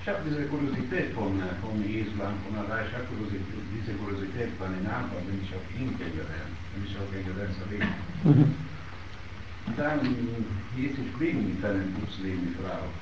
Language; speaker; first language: German; non-native, learner; Italian